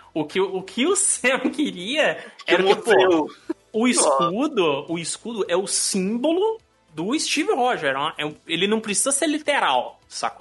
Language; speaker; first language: Portuguese; native; Portuguese